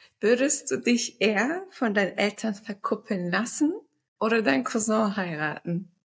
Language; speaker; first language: German; early bilingual, other home language; Turkish